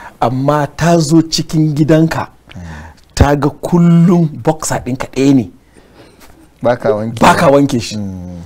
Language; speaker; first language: Hausa; non-native, local second language; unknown